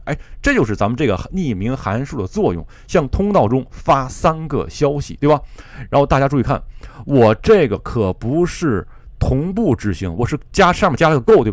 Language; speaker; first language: Chinese; native; Chinese